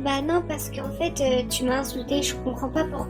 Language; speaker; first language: French; native; French